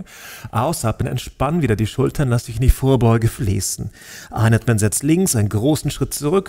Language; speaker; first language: German; native; German